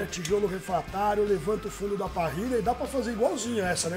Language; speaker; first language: Portuguese; native; Portuguese